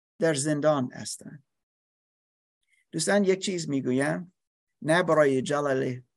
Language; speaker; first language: Persian; non-native, learner; English